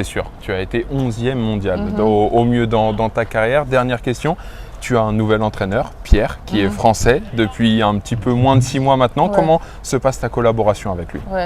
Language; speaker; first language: French; native; French